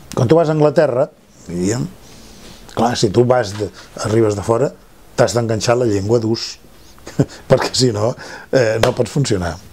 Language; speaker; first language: Catalan; non-native, local second language; Spanish